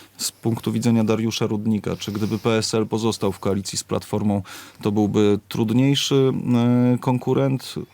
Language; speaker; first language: Polish; native; Polish